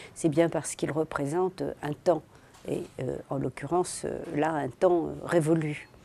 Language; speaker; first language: French; native; French